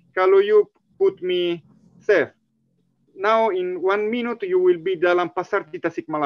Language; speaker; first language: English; non-native, fluent; Italian